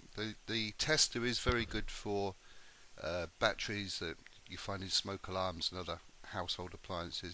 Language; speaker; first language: English; native; English